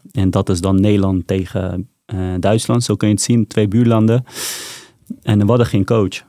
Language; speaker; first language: Dutch; early bilingual, other home language; Persian